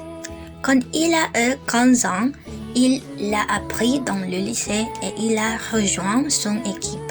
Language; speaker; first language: French; non-native, learner; Spanish